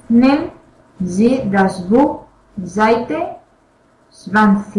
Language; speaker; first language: German; non-native, learner; Spanish